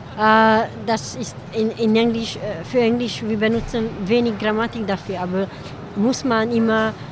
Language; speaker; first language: German; non-native, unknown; Hungarian